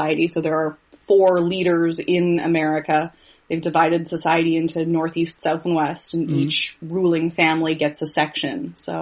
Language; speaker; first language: English; native; English